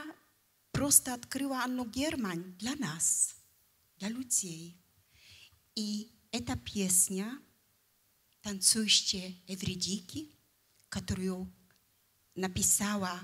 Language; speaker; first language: Russian; non-native, fluent; Polish